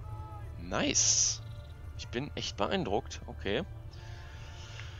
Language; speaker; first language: German; native; German